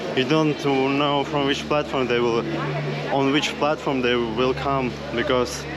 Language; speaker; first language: English; non-native, fluent; Russian